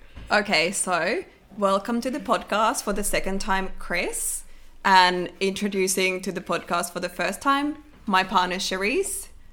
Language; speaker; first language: English; non-native, fluent; Finnish